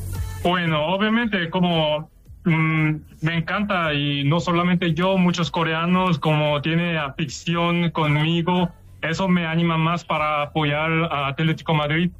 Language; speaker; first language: Spanish; non-native, fluent; Korean